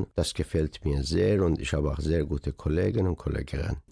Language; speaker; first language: German; non-native, learner; Persian